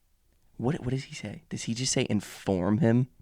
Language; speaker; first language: English; native; English